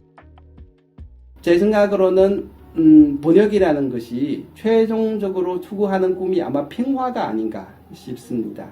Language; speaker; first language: Korean; non-native, fluent; Chinese